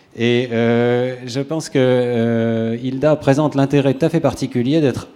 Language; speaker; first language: French; native; French